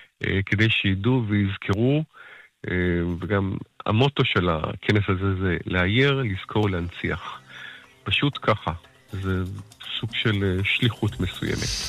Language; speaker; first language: Hebrew; native; Hebrew